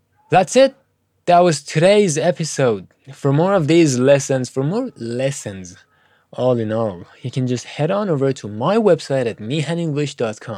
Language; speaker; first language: English; non-native, fluent; Persian